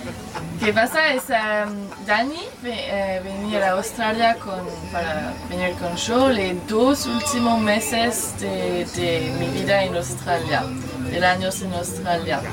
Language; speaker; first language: Spanish; non-native, learner; French